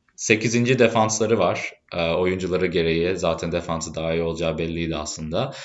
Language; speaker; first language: Turkish; early bilingual, heritage; Turkish